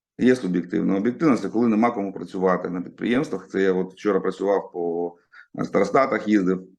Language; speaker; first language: Ukrainian; non-native, local second language; Russian